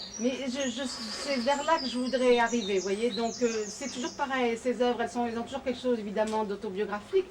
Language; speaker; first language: French; native; French